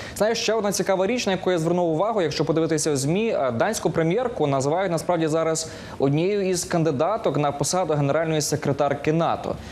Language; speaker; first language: Ukrainian; native; Ukrainian